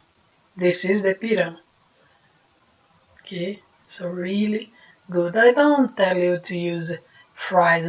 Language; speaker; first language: English; non-native, fluent; Portuguese